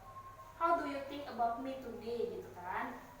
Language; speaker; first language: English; non-native, learner; Indonesian